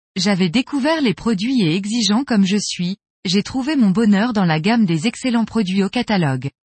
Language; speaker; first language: French; native; French